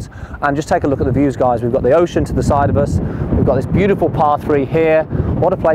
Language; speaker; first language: English; native; English